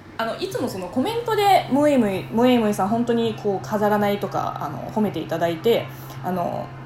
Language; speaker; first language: Japanese; non-native, fluent; Chinese